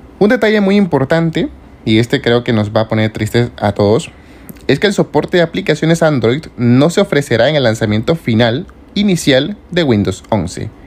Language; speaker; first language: Spanish; native; Spanish